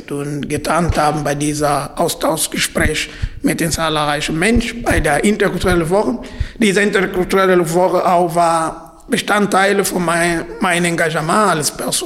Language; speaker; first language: German; non-native, fluent; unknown